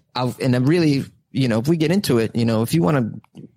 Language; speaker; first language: English; native; English